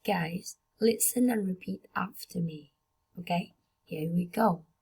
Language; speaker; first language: English; non-native, fluent; Vietnamese